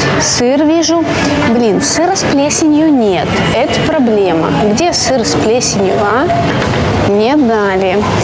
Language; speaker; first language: Russian; native; Russian